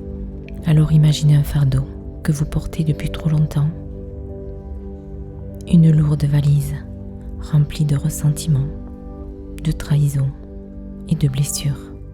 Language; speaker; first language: French; native; French